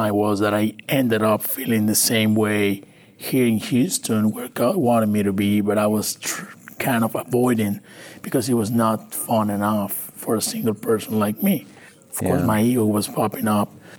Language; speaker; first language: English; non-native, fluent; Spanish